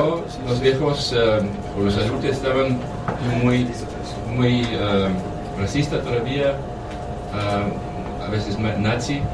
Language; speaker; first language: Spanish; non-native, fluent; German